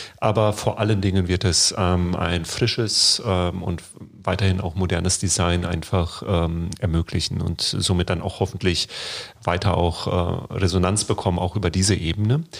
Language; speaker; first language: German; native; German